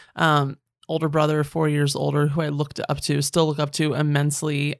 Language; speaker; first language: English; native; English